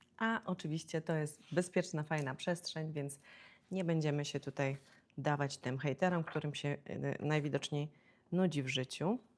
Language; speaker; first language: Polish; native; Polish